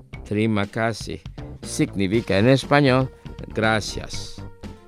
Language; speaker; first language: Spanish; non-native, fluent; Indonesian